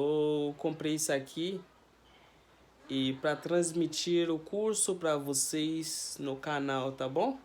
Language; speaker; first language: Portuguese; non-native, learner; Haitian Creole